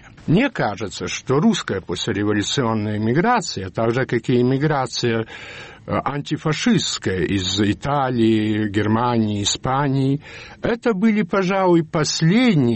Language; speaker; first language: Russian; early bilingual, heritage; Russian